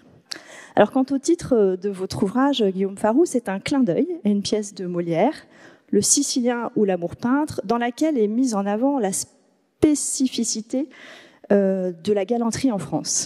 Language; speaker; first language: French; native; French